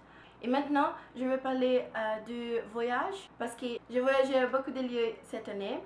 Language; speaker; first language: French; non-native, learner; Portuguese